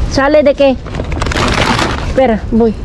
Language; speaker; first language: Spanish; non-native, learner; Filipino